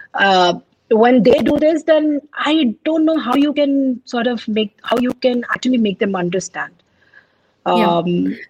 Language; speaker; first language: English; non-native, local second language; Punjabi